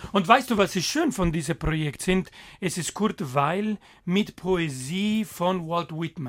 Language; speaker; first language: German; non-native, fluent; Spanish